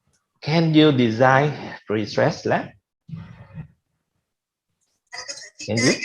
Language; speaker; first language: English; non-native, fluent; Vietnamese